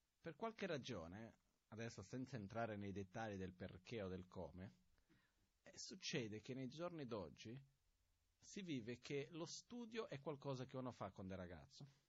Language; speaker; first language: Italian; non-native, fluent; Portuguese